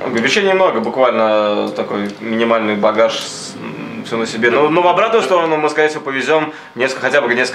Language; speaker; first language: Russian; native; Russian